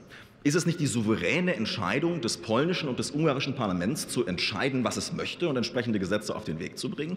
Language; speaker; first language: German; native; German